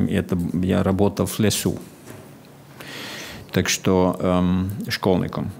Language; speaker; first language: Russian; non-native, fluent; Finnish